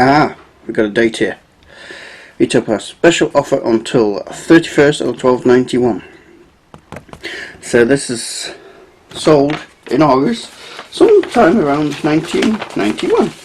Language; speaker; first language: English; native; English